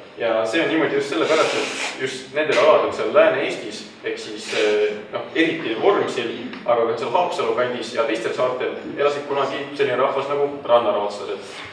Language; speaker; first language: Estonian; native; Estonian